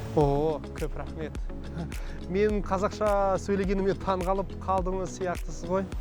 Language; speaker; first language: Kazakh; non-native, learner; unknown